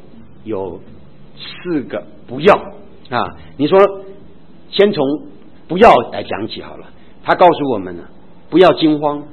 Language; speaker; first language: Chinese; native; Chinese